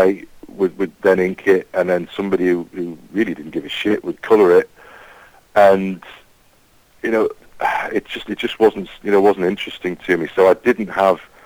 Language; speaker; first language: English; native; English